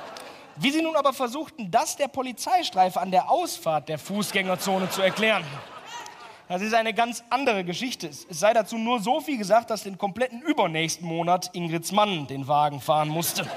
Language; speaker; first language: German; native; German